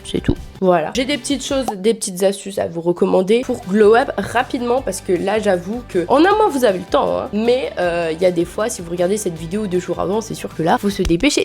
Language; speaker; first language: French; native; French